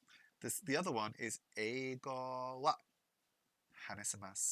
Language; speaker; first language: Japanese; non-native, learner; English